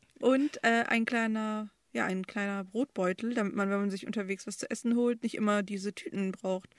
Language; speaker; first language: German; early bilingual, other home language; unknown